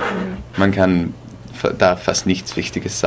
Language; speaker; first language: German; non-native, fluent; English